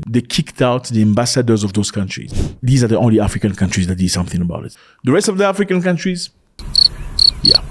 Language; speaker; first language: English; non-native, fluent; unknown